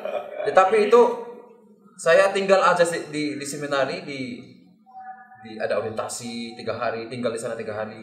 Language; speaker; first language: Indonesian; non-native, learner; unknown